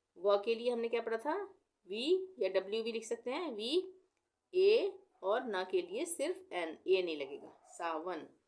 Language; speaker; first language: Hindi; native; Hindi